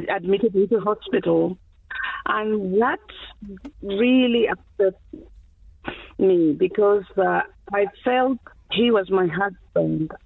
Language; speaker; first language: English; non-native, local second language; Shona